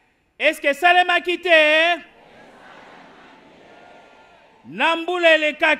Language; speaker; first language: French; non-native, local second language; Lingala